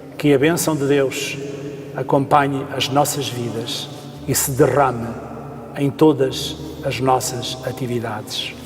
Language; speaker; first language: Portuguese; native; Portuguese